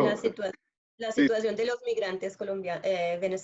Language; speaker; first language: Spanish; non-native, fluent; English